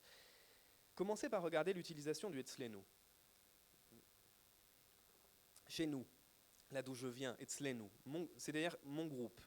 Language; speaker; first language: French; native; French